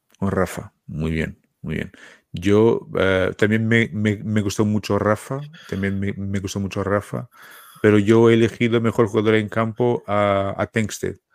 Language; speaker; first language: Spanish; non-native, fluent; Portuguese